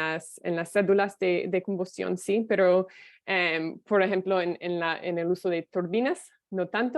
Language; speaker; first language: Spanish; non-native, fluent; English